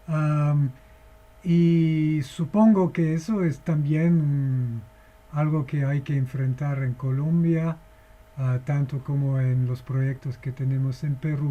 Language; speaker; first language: Spanish; non-native, fluent; English